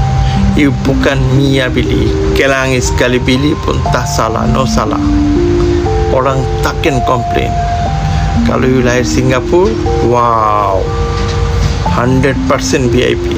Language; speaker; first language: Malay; non-native, learner; Bangla